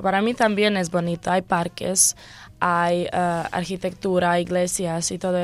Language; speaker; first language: Spanish; non-native, learner; Croatian